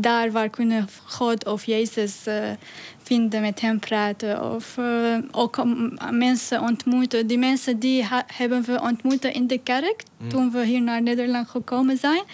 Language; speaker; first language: Dutch; non-native, learner; Arabic